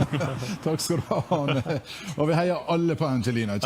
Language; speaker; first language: Norwegian; native; Norwegian